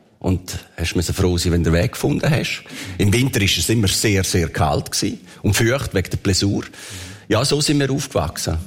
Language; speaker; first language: German; early bilingual, other home language; Italian